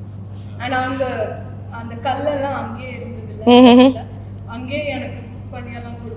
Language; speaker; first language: Tamil; native; Tamil